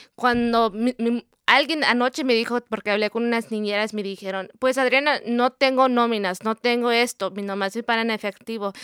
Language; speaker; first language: Spanish; early bilingual, heritage; Spanish